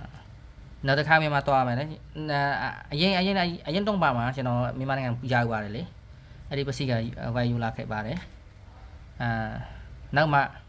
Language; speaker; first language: Burmese; non-native, learner; Khmer